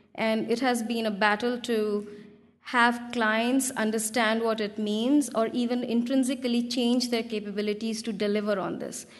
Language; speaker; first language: English; non-native, local second language; Hindi